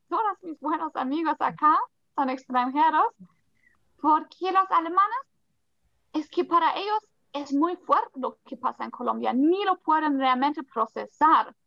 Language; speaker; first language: Spanish; non-native, fluent; German